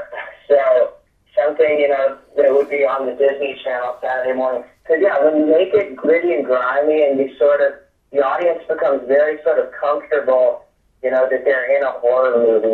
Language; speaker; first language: English; native; English